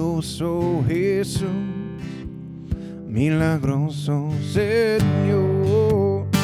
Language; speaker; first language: Spanish; non-native, fluent; English